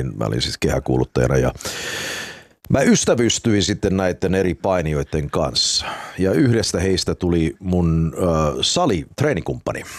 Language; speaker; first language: Finnish; early bilingual, heritage; Finnish